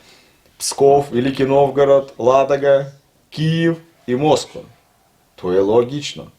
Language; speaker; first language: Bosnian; non-native, learner; Russian